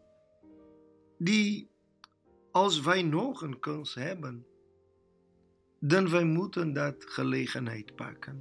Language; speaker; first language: Dutch; non-native, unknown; Portuguese